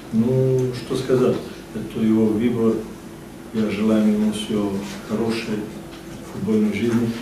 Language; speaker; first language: Russian; non-native, fluent; Serbian